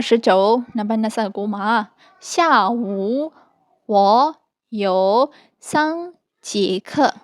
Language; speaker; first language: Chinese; non-native, fluent; Burmese